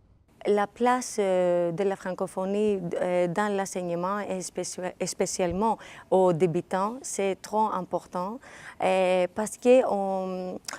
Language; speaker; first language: French; non-native, fluent; Greek